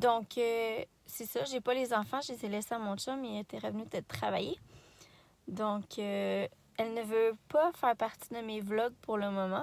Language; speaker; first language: French; native; French